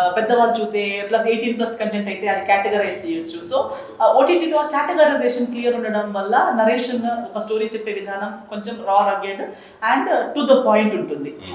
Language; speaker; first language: Telugu; non-native, fluent; Konkani